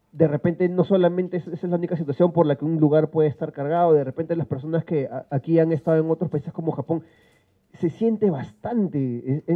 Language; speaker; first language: Spanish; native; Spanish